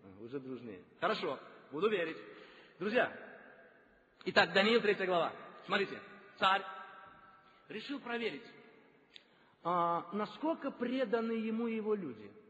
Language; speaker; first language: Russian; non-native, local second language; Tajik